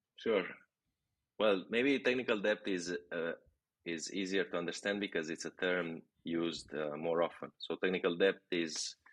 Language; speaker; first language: English; non-native, fluent; Romanian